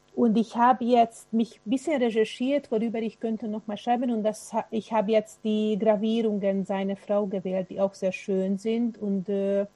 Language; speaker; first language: German; non-native, fluent; Hungarian